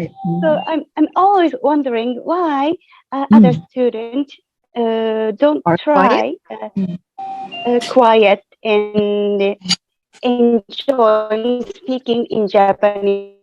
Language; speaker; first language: English; non-native, fluent; Japanese